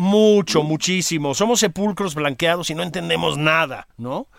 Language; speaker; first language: Spanish; native; Spanish